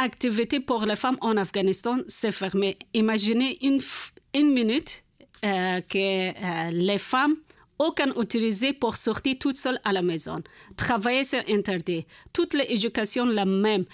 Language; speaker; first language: French; non-native, learner; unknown